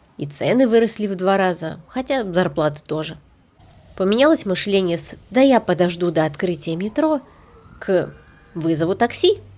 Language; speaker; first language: Russian; native; Russian